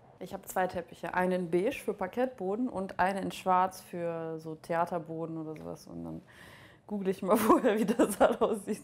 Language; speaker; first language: German; early bilingual, other home language; Russian